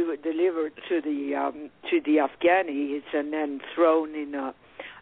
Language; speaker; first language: English; non-native, fluent; French